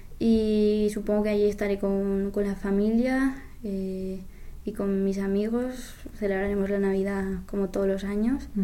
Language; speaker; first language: Spanish; native; Spanish